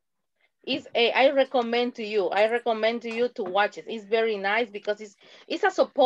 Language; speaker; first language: English; non-native, fluent; Spanish